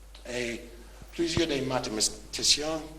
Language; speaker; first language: French; non-native, fluent; English